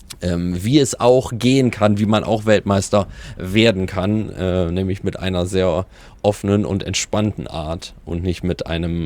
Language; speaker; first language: German; native; German